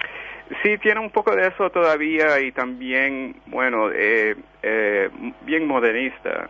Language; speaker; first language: Spanish; early bilingual, heritage; Spanish